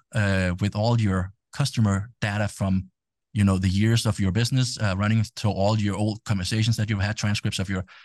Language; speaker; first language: English; non-native, fluent; Danish